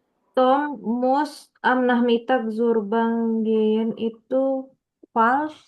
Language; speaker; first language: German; non-native, learner; Indonesian